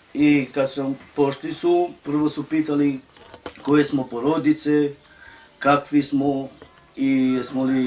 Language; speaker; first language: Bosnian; non-native, local second language; Romany